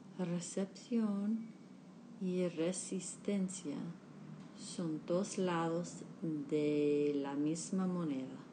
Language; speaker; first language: Spanish; non-native, learner; English